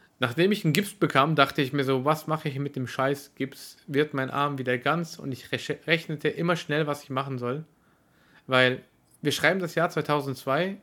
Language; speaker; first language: German; early bilingual, other home language; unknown